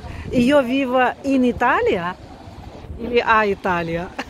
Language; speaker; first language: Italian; non-native, learner; Russian